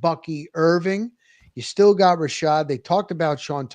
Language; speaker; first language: English; native; English